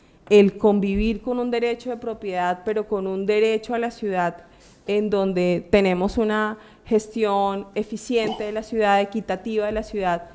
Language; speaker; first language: Spanish; native; Spanish